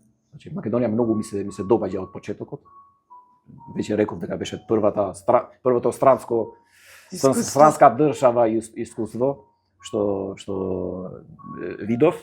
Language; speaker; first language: Macedonian; non-native, fluent; Albanian